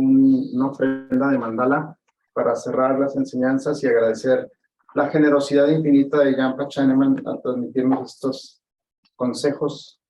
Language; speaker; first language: Spanish; native; Spanish